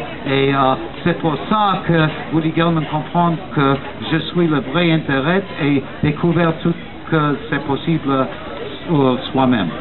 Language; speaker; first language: French; non-native, learner; English